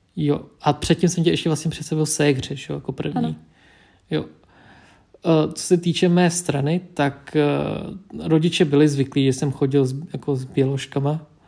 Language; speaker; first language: Czech; early bilingual, other home language; Vietnamese